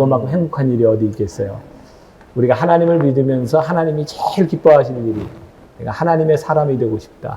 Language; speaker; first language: Korean; native; Korean